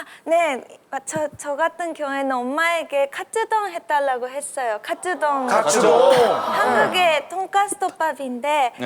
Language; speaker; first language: Korean; non-native, learner; Japanese